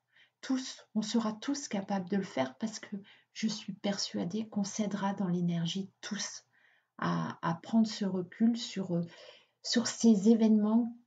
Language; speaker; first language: French; native; French